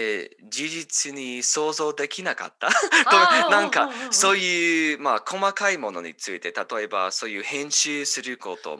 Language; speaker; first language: Japanese; non-native, fluent; English